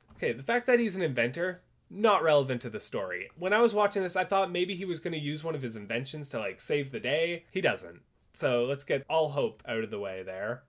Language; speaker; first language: English; native; English